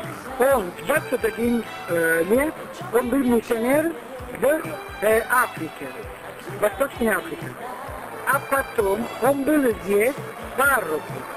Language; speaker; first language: Russian; non-native, learner; Italian